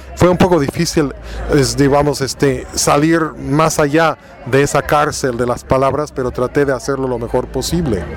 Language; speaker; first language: Spanish; non-native, fluent; English